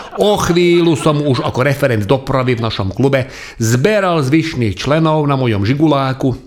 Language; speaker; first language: Slovak; non-native, local second language; Hungarian